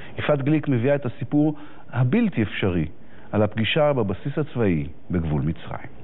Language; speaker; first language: Hebrew; native; Hebrew